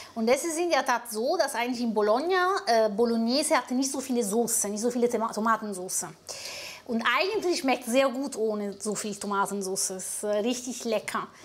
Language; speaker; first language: German; non-native, fluent; Italian